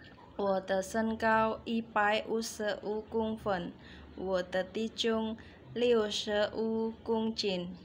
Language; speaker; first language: Chinese; non-native, learner; Indonesian